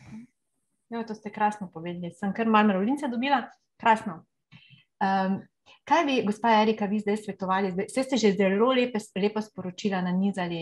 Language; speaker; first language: Slovenian; native; Slovenian